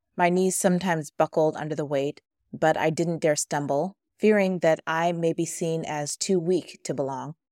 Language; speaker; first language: English; native; English